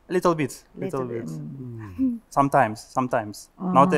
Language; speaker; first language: English; non-native, learner; Russian